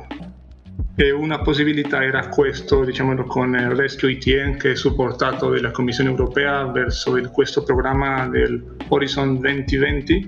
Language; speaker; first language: Italian; non-native, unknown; Spanish